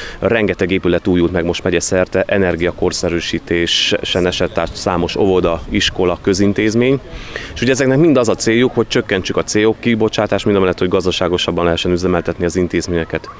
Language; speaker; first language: Hungarian; native; Hungarian